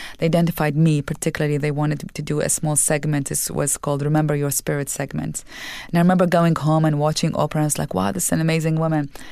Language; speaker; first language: English; non-native, fluent; Arabic